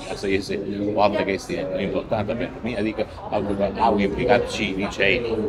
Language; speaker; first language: Romanian; non-native, fluent; Italian